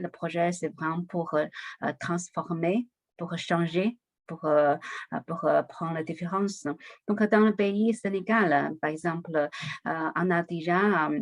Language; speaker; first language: French; non-native, learner; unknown